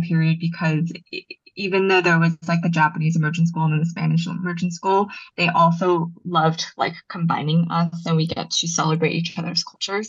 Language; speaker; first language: English; early bilingual, other home language; Japanese